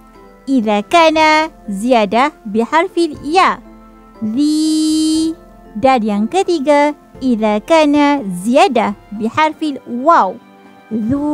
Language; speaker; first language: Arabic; non-native, fluent; Malay